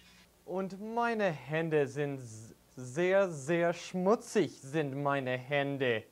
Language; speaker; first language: German; non-native, learner; English